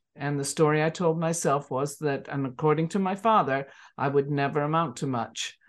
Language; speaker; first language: English; native; English